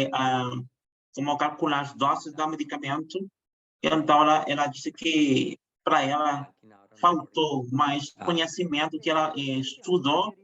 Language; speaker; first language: Portuguese; non-native, fluent; Spanish